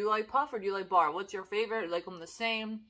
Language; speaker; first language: English; native; English